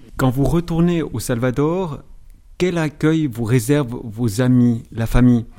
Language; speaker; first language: French; native; French